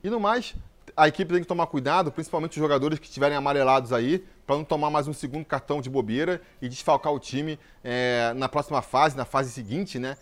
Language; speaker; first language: Portuguese; native; Portuguese